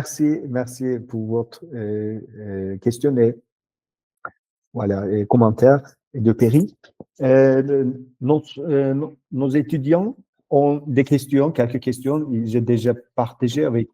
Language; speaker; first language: French; non-native, learner; Turkish